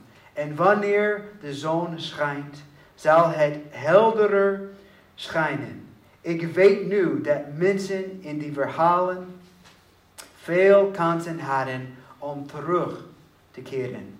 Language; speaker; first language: Dutch; non-native, learner; English